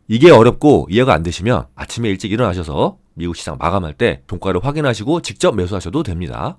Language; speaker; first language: Korean; native; Korean